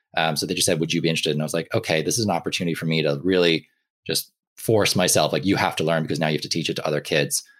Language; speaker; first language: English; native; English